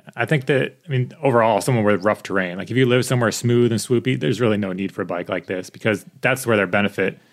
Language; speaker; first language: English; native; English